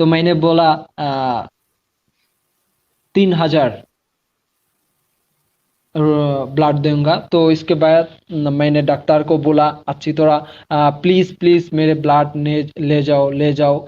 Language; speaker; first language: Hindi; non-native, learner; Bangla